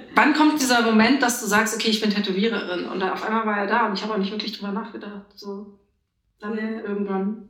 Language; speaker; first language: German; native; German